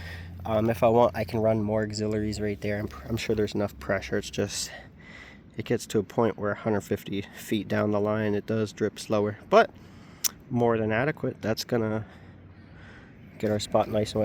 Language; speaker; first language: English; native; English